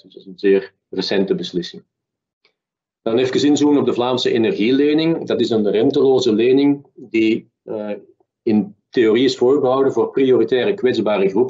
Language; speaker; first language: Dutch; native; Dutch